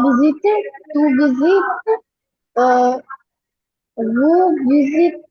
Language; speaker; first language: French; non-native, learner; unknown